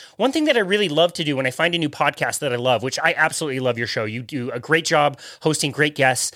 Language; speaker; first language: English; native; English